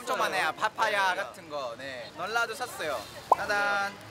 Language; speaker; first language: Korean; non-native, fluent; Vietnamese